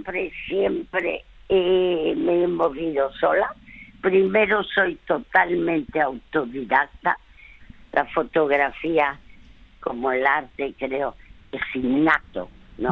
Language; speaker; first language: Spanish; early bilingual, other home language; French